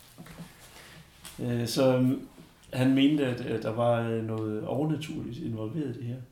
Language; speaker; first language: Danish; early bilingual, other home language; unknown